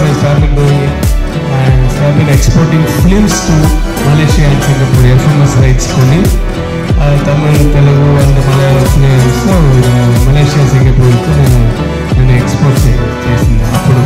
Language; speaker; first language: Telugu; non-native, local second language; Tamil